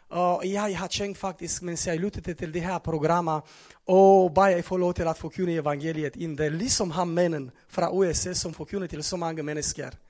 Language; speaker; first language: Norwegian; non-native, fluent; Romanian